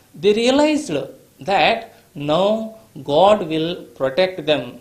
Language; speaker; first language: English; non-native, local second language; Marathi